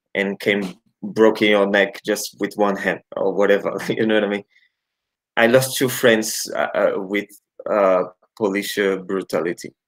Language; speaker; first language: English; non-native, learner; Portuguese